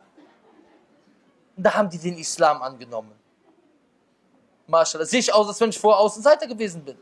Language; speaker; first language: German; native; German